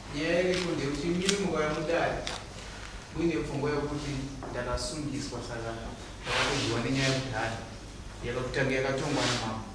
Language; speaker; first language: Shona; native; Shona